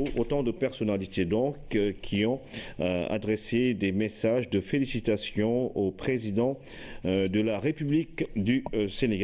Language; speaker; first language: French; non-native, local second language; Wolof